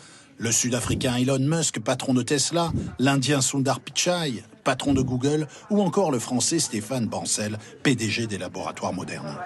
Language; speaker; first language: French; native; French